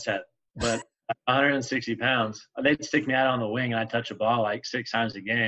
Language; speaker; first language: English; native; English